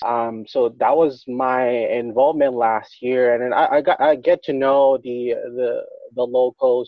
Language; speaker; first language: English; non-native, local second language; Filipino